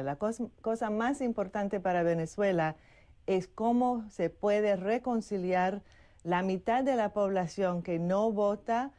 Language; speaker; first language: Spanish; non-native, fluent; English